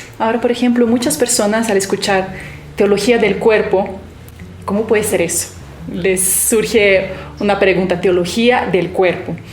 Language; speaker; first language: Spanish; native; Spanish